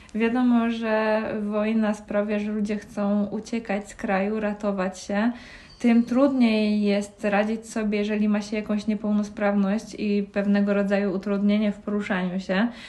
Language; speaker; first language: Polish; native; Polish